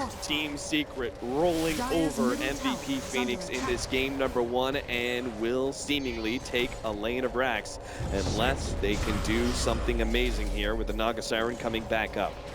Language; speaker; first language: English; native; English